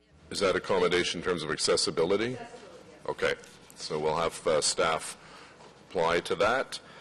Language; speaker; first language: English; native; English